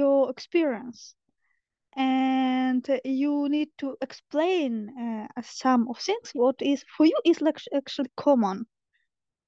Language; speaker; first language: English; non-native, fluent; Ukrainian